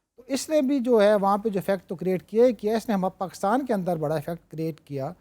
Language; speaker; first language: Urdu; non-native, local second language; Punjabi